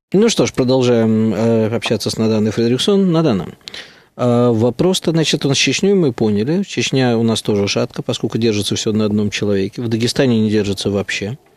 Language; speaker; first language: Russian; native; Russian